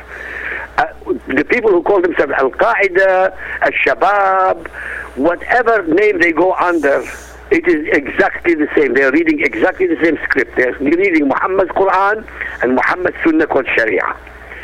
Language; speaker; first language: English; non-native, fluent; Arabic